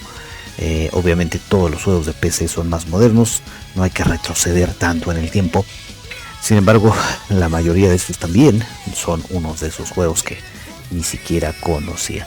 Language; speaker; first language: Spanish; native; Spanish